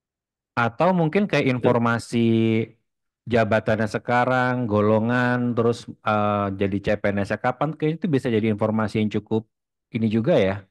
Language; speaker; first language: Indonesian; native; Indonesian